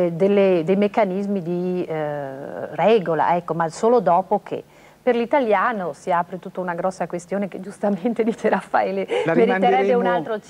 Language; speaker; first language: Italian; native; Italian